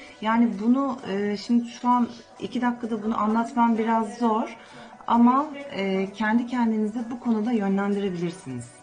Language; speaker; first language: Turkish; native; Turkish